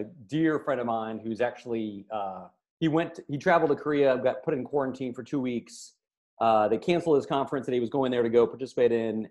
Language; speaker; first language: English; native; English